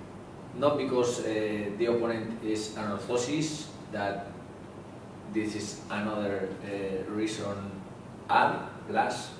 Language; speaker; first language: English; non-native, learner; Spanish